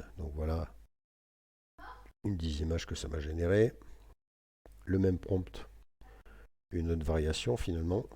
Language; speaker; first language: French; native; French